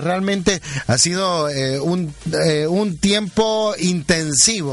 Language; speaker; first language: Spanish; native; Spanish